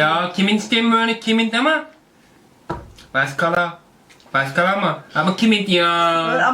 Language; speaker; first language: Turkish; non-native, learner; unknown